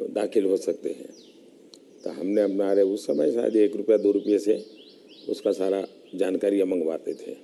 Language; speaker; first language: Hindi; non-native, local second language; Gujarati